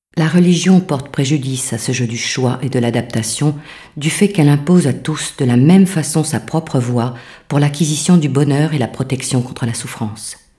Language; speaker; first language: French; native; French